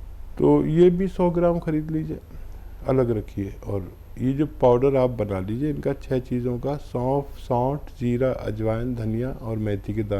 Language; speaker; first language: Hindi; native; Hindi